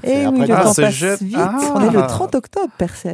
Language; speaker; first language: French; native; French